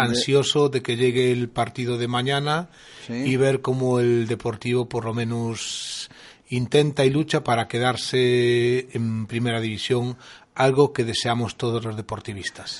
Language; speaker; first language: Spanish; native; Spanish